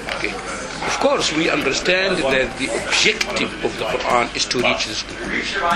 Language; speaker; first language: English; non-native, fluent; Arabic